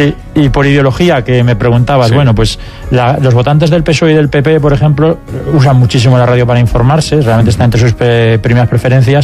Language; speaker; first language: Spanish; native; Spanish